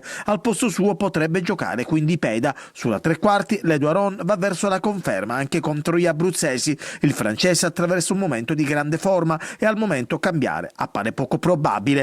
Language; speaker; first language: Italian; native; Italian